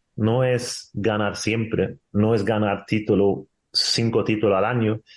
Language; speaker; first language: Spanish; non-native, fluent; Swedish